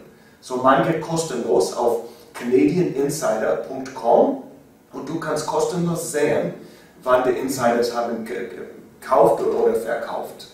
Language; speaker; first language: German; non-native, learner; English